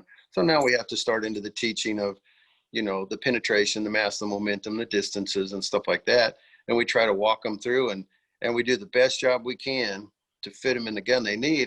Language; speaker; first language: English; native; English